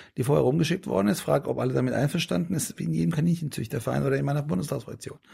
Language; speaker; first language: German; early bilingual, other home language; Persian